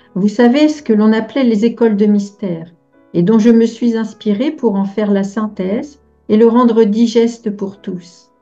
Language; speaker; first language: French; native; French